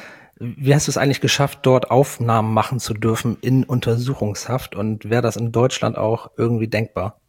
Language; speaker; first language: German; native; German